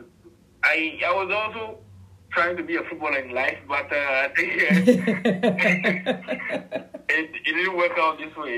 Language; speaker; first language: English; non-native, local second language; Akan